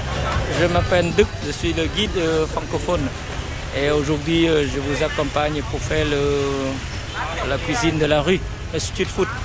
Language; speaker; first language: French; non-native, fluent; Vietnamese